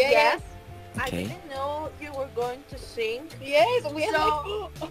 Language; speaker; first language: English; non-native, fluent; Uzbek